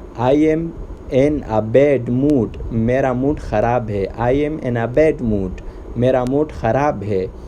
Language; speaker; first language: Urdu; native; Urdu